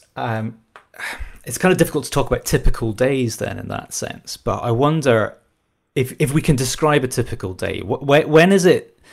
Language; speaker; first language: English; native; English